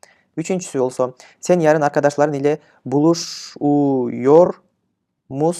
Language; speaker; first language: Turkish; non-native, fluent; Kyrgyz